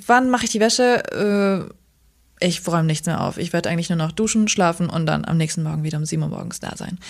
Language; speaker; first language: German; early bilingual, other home language; Kurdish